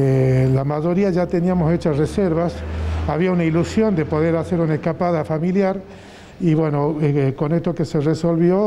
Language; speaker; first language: Spanish; native; Spanish